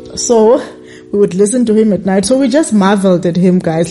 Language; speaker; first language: English; non-native, local second language; Tsonga